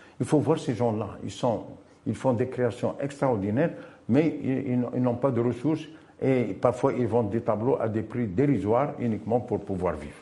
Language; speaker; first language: French; non-native, local second language; Arabic